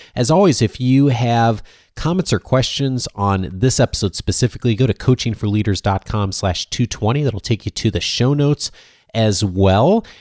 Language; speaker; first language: English; native; English